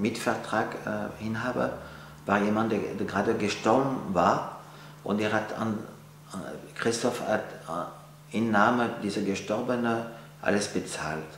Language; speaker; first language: German; non-native, fluent; French